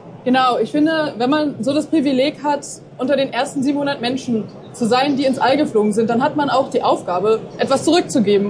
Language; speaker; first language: German; native; German